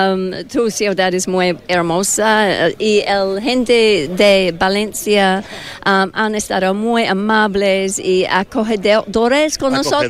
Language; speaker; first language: Spanish; non-native, learner; English